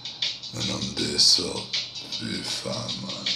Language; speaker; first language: Swedish; non-native, fluent; Spanish